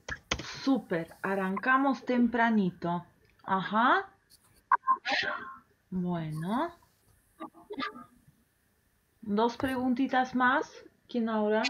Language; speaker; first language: Spanish; non-native, fluent; Polish